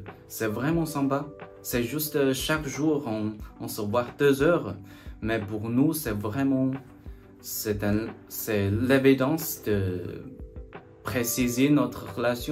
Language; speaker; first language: French; non-native, learner; Chinese